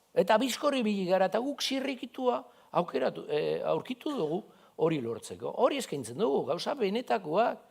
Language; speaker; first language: Basque; non-native, local second language; Spanish